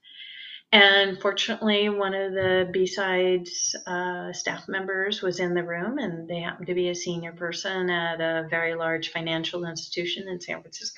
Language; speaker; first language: English; native; English